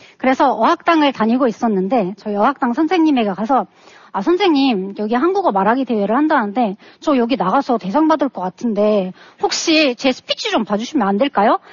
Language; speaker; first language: Korean; non-native, fluent; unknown